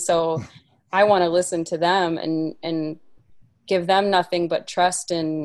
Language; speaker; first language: English; native; English